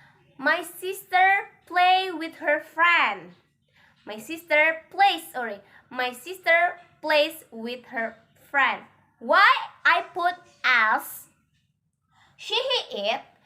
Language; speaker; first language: English; non-native, learner; Indonesian